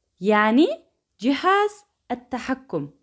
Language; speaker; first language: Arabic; non-native, fluent; Turkish